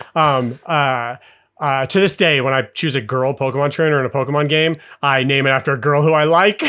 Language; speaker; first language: English; native; English